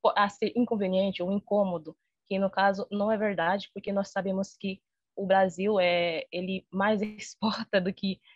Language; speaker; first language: Portuguese; non-native, fluent; Haitian Creole